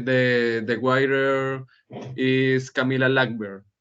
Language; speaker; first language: English; non-native, learner; Spanish